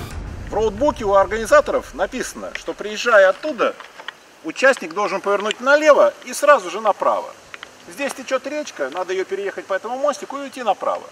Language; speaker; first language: Russian; native; Russian